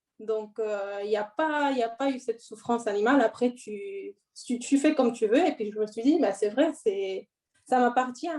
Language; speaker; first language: French; non-native, fluent; Spanish